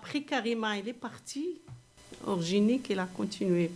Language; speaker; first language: French; non-native, learner; Arabic